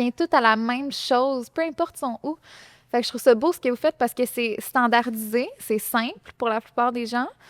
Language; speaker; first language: French; native; French